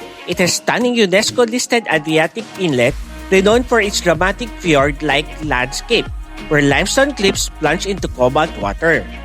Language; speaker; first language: English; non-native, local second language; Filipino